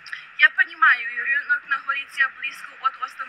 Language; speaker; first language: Russian; non-native, learner; English